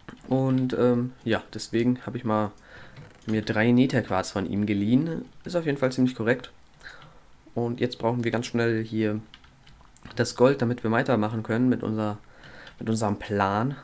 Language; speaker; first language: German; native; German